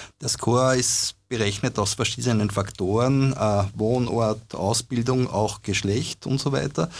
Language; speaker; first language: German; native; German